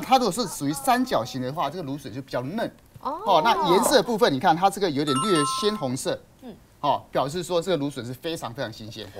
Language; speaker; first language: Chinese; native; Chinese